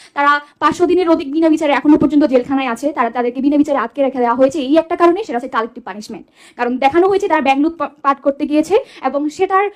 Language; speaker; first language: Bangla; non-native, local second language; Chakma